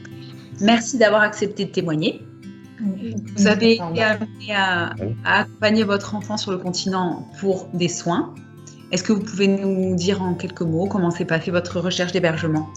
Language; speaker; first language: French; native; French